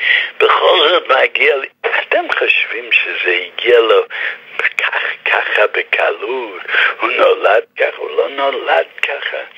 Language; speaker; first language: Hebrew; non-native, fluent; English